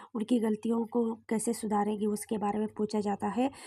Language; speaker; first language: Hindi; non-native, local second language; Kannada